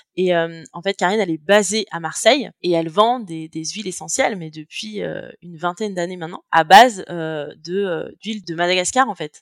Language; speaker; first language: French; native; French